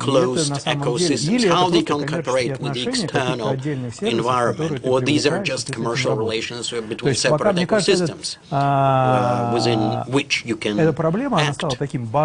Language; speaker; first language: Russian; native; Russian